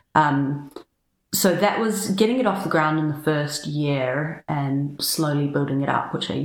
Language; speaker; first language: English; native; English